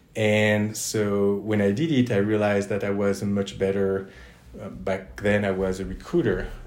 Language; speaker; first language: English; non-native, fluent; French